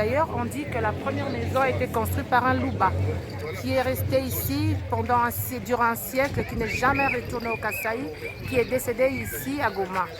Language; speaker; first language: French; non-native, local second language; Swahili